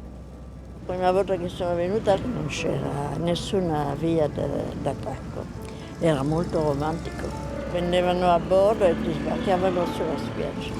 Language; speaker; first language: Italian; non-native, fluent; French